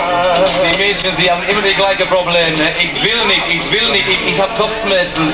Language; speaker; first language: German; non-native, fluent; English